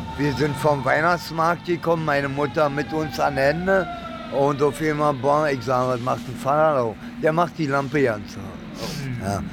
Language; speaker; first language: German; early bilingual, other home language; Italian